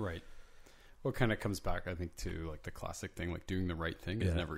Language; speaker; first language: English; native; English